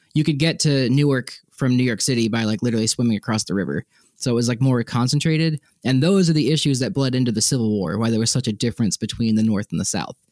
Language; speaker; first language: English; native; English